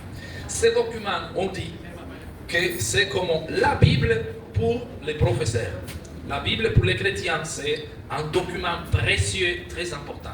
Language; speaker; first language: French; non-native, fluent; Spanish